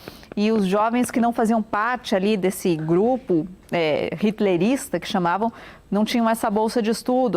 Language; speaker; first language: Portuguese; native; Portuguese